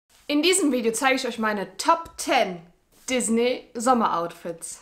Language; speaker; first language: German; native; German